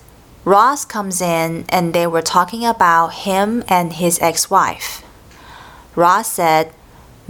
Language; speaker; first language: English; non-native, fluent; Chinese